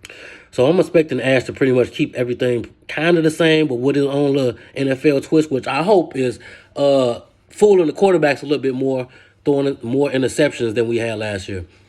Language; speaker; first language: English; native; English